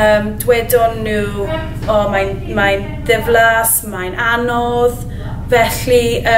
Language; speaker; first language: Welsh; non-native, learner; English